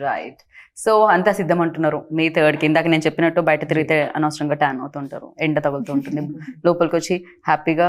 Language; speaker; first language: Telugu; native; Telugu